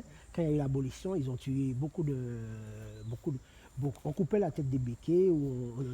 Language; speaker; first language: French; non-native, local second language; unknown